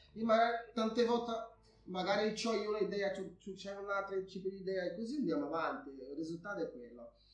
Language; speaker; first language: Italian; non-native, fluent; Portuguese